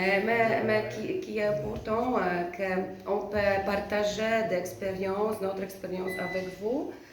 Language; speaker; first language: French; non-native, fluent; Polish